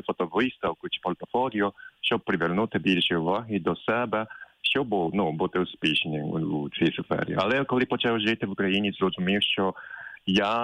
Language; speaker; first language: Ukrainian; non-native, fluent; Japanese